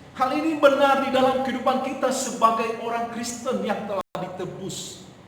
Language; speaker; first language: Indonesian; non-native, local second language; Nias